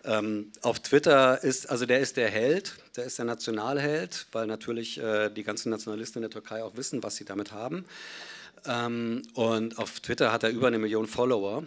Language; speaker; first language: German; native; German